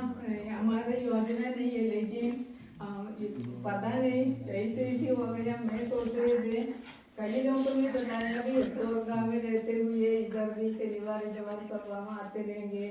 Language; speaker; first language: Hindi; non-native, local second language; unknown